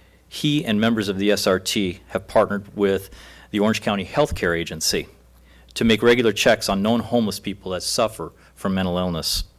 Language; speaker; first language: English; native; English